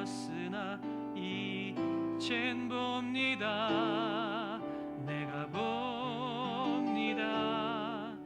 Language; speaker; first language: Korean; native; Korean